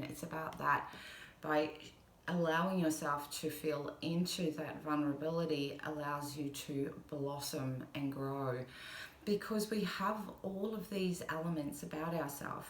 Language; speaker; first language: English; native; English